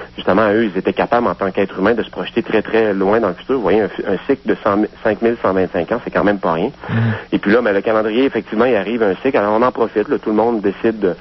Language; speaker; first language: French; native; French